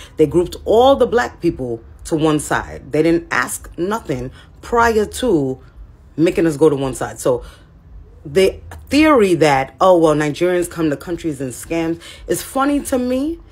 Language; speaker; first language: English; native; English